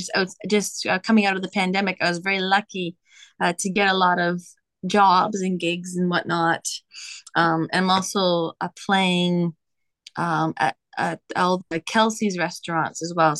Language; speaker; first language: English; native; English